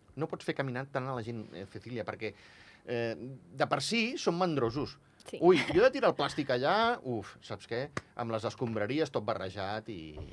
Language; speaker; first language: Catalan; native; Catalan